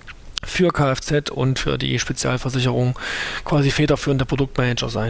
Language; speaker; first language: German; native; German